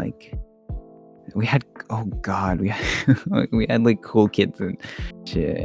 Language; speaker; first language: English; early bilingual, other home language; Arabic